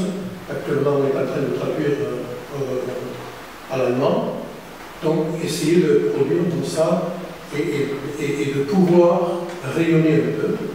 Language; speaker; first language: French; non-native, fluent; Spanish